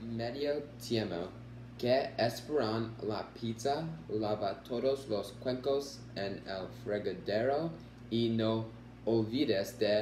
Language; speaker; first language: Spanish; non-native, learner; English